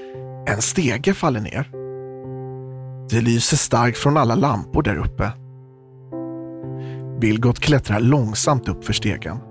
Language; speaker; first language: Swedish; native; Swedish